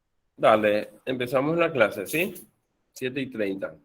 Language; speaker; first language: Spanish; native; Spanish